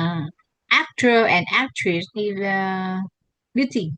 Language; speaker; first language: English; non-native, learner; Vietnamese